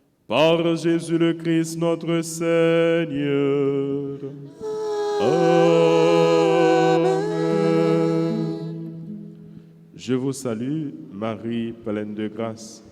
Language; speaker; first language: French; non-native, local second language; Haitian Creole